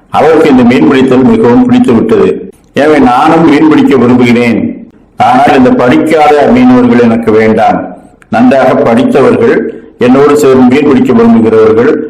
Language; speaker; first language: Tamil; native; Tamil